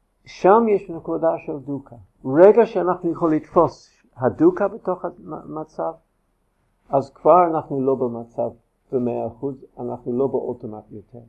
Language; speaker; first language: Hebrew; non-native, fluent; English